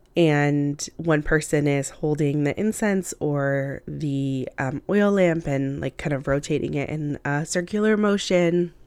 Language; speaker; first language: English; early bilingual, other home language; Hindi